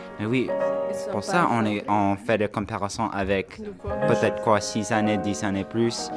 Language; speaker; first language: French; non-native, learner; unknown